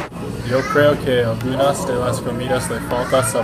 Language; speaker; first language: Spanish; non-native, learner; English